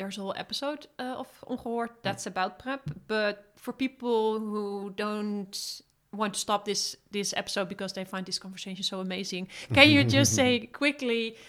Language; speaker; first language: English; non-native, fluent; Dutch